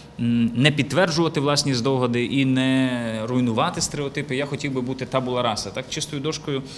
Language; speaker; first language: Ukrainian; native; Ukrainian